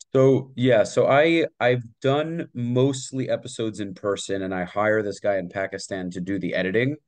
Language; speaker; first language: English; native; English